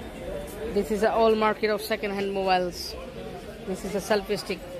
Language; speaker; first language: English; non-native, learner; Hindi